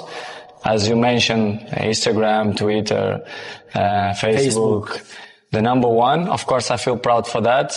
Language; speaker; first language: English; non-native, fluent; Portuguese